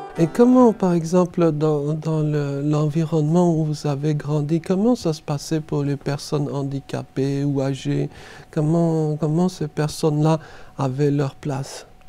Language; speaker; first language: French; native; French